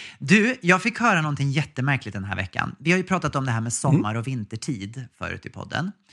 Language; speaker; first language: Swedish; native; Swedish